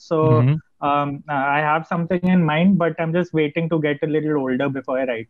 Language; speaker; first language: English; non-native, local second language; Gujarati